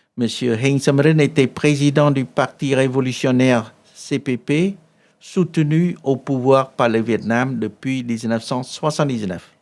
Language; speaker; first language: French; non-native, fluent; Khmer